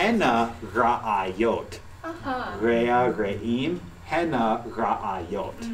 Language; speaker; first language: Hebrew; non-native, learner; English